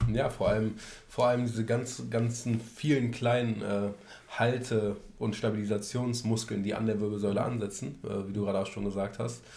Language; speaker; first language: German; native; German